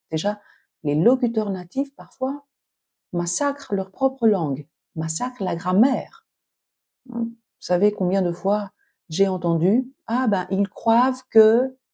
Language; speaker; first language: French; native; French